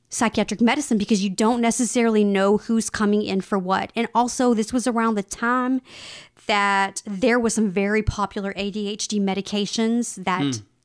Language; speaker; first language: English; native; English